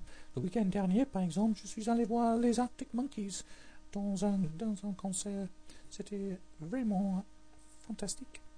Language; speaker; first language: French; non-native, learner; English